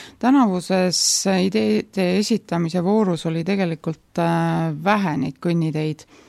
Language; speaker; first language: Estonian; native; Estonian